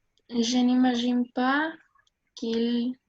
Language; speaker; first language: French; non-native, learner; Spanish